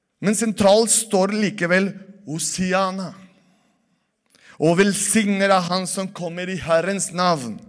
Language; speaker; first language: Norwegian; non-native, fluent; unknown